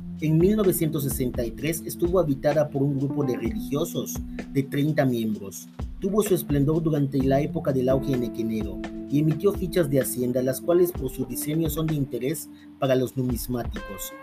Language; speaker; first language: Spanish; native; Spanish